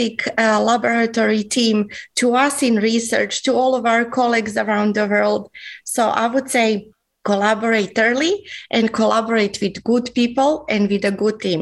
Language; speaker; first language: English; non-native, fluent; Serbian